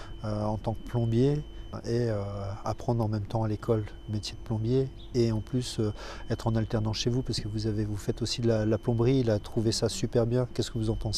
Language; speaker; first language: French; native; French